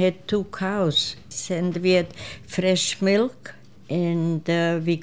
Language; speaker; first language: English; non-native, fluent; Croatian